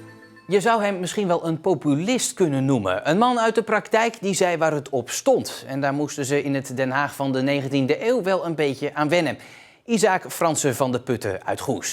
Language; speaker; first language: Dutch; native; Dutch